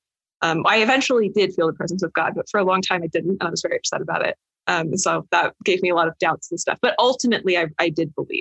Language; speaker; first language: English; native; English